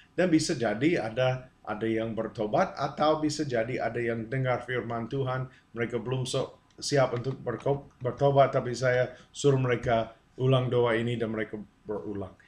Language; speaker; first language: Indonesian; non-native, fluent; English